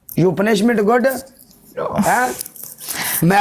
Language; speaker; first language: English; non-native, learner; Punjabi